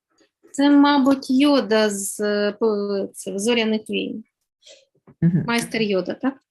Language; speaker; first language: Ukrainian; native; Ukrainian